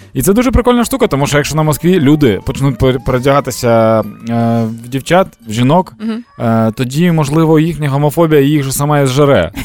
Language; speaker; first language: Ukrainian; non-native, local second language; Russian